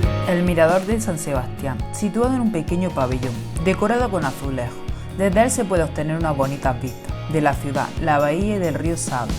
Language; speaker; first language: Spanish; native; Spanish